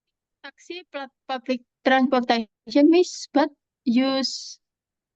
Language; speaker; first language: English; non-native, learner; Indonesian